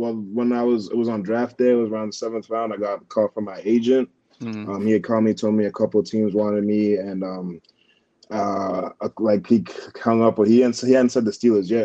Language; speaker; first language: English; early bilingual, other home language; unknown